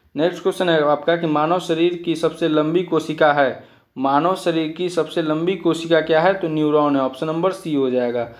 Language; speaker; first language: Hindi; native; Hindi